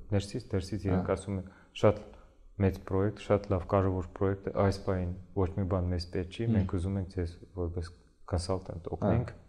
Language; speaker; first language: Armenian; early bilingual, heritage; Armenian